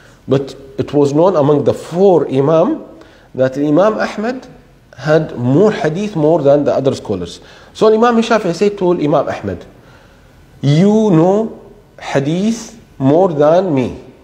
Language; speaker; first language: English; non-native, fluent; Arabic